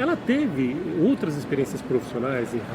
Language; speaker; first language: Portuguese; native; Portuguese